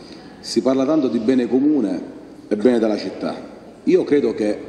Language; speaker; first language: Italian; native; Italian